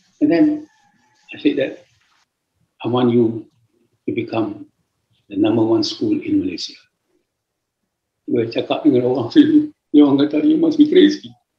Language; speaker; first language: English; non-native, local second language; Malay